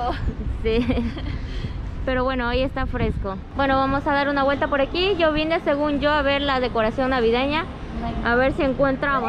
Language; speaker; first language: Spanish; native; Spanish